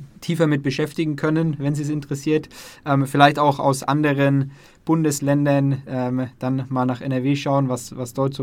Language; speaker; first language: German; native; German